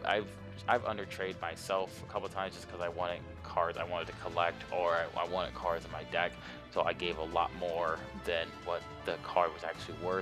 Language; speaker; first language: English; native; English